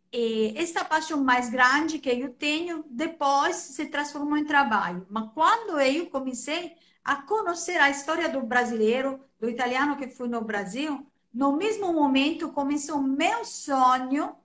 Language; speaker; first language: Portuguese; non-native, fluent; Italian